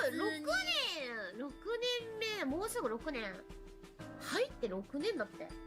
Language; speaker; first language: Japanese; native; Japanese